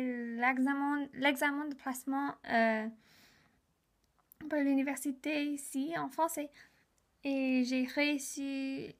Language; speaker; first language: French; non-native, learner; English